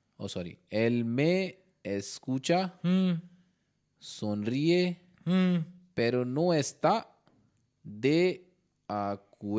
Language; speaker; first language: Spanish; non-native, learner; Hindi